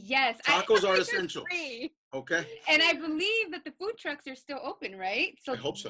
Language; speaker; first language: English; native; English